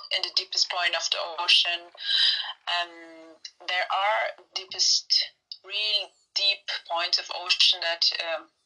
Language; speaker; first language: English; non-native, fluent; Turkish